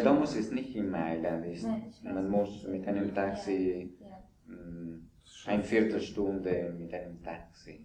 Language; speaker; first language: German; non-native, fluent; Italian